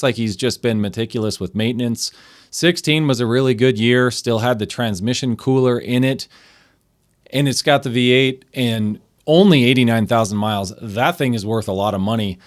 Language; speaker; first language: English; native; English